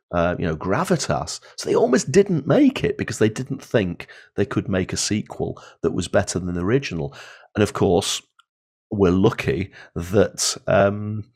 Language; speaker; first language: English; native; English